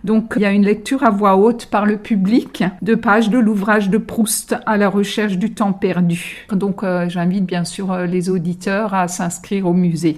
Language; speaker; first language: French; native; French